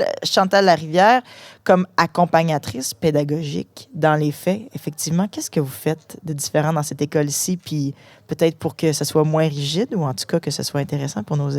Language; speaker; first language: French; native; French